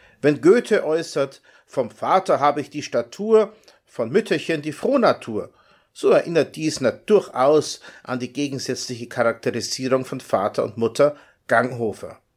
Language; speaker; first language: German; native; German